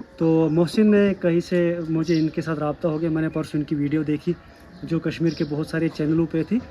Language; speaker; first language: Urdu; non-native, local second language; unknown